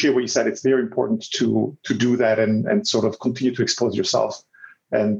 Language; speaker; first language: English; non-native, fluent; Italian